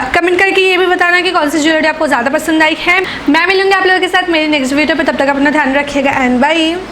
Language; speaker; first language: Hindi; non-native, local second language; Bangla